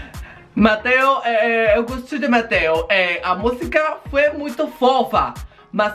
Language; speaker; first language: Portuguese; non-native, learner; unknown